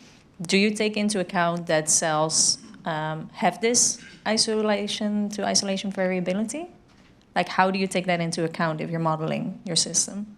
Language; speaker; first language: English; non-native, fluent; Dutch